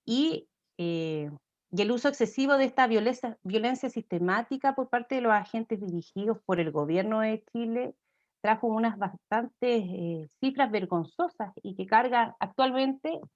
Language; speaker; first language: Spanish; native; Spanish